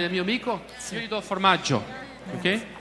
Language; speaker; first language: Italian; early bilingual, heritage; Italian